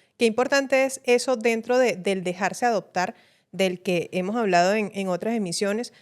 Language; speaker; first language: Spanish; native; Spanish